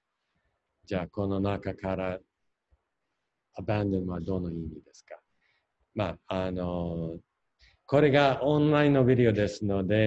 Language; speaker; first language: Japanese; non-native, fluent; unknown